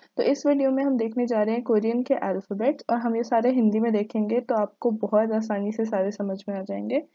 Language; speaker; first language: Hindi; native; Hindi